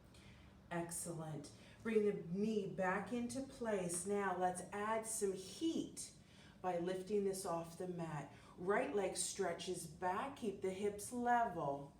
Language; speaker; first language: English; native; English